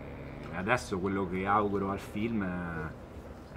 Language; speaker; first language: Italian; native; Italian